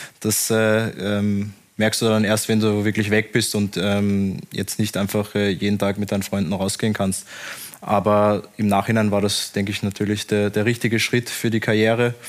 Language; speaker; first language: German; native; German